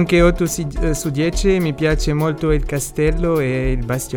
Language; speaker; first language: Italian; non-native, learner; Arabic